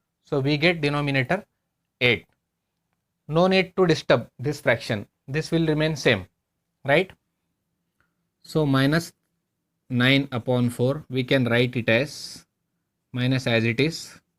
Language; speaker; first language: English; non-native, local second language; Hindi